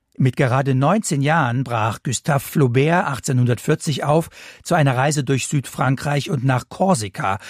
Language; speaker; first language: German; native; German